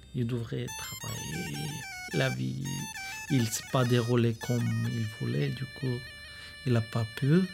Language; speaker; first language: French; non-native, fluent; Bulgarian